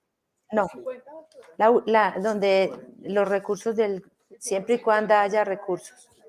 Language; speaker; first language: Spanish; native; Spanish